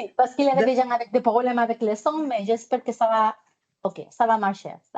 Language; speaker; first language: French; non-native, fluent; Spanish